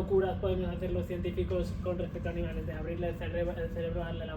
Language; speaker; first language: Spanish; native; Spanish